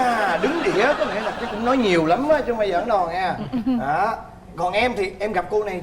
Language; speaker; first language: Vietnamese; native; Vietnamese